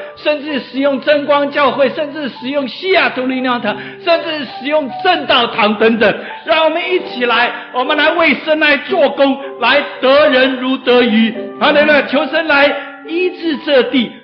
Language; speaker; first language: Chinese; native; Chinese